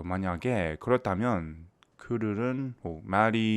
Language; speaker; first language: Korean; non-native, fluent; English